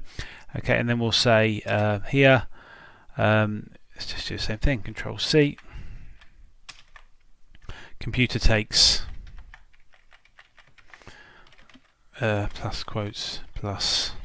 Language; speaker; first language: English; native; English